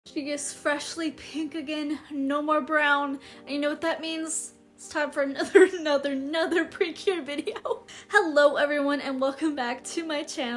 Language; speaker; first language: English; native; English